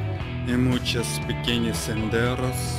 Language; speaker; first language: Spanish; non-native, learner; Russian